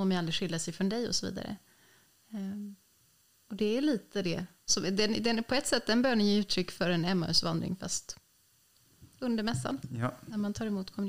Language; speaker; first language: Swedish; native; Swedish